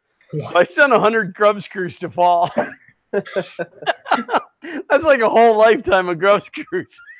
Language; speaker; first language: English; native; English